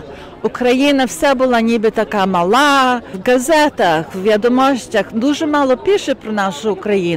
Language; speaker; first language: Ukrainian; early bilingual, heritage; Ukrainian